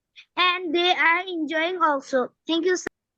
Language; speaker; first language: English; non-native, learner; Bangla